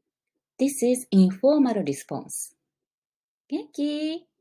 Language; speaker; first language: English; non-native, learner; Japanese